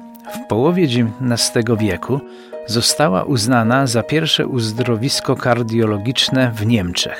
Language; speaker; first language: Polish; native; Polish